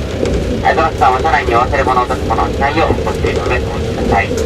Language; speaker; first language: Japanese; native; Japanese